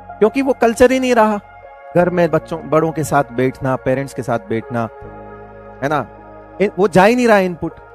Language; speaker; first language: Hindi; native; Hindi